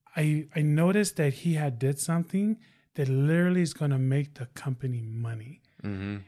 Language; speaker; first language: English; non-native, fluent; Tongan